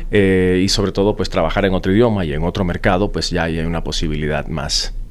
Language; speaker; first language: Spanish; native; Spanish